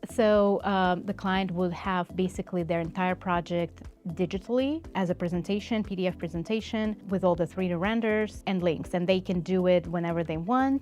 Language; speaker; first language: English; non-native, fluent; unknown